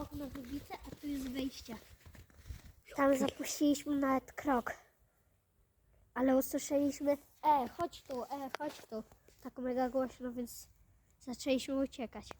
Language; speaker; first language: Polish; native; Polish